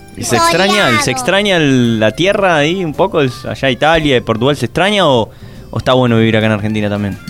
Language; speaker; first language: Spanish; native; Spanish